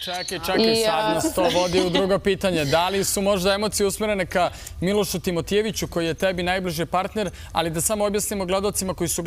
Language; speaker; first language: Serbian; native; Serbian